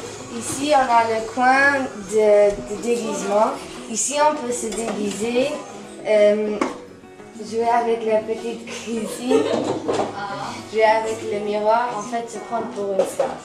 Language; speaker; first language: French; non-native, local second language; Luxembourgish